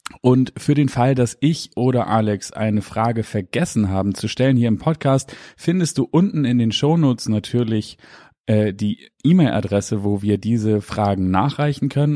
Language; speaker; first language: German; native; German